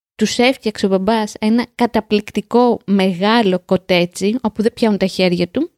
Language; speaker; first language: Greek; native; Greek